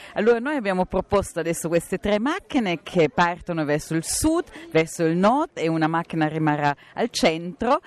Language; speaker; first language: Italian; non-native, fluent; German